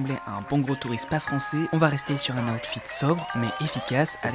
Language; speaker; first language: French; native; French